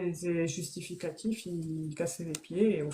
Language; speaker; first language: French; native; French